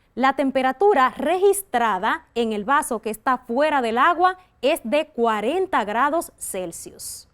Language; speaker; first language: Spanish; native; Spanish